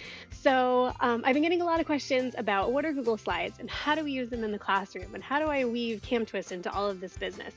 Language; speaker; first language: English; native; English